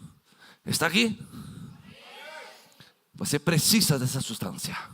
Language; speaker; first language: Portuguese; non-native, fluent; Spanish